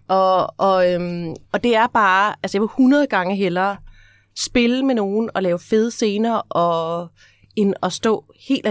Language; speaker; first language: Danish; native; Danish